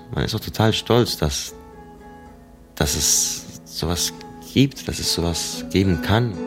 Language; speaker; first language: German; non-native, fluent; Spanish